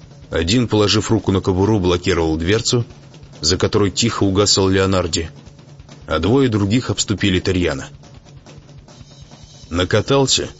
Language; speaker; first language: Russian; native; Russian